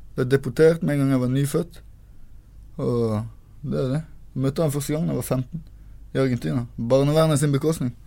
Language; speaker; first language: Norwegian; native; Norwegian